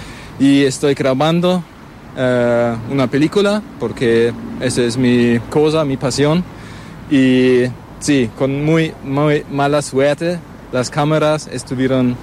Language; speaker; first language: Spanish; non-native, fluent; German